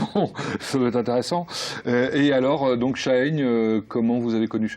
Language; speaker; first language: French; native; French